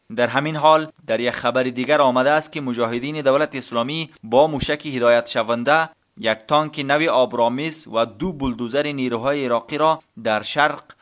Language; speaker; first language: Persian; native; Persian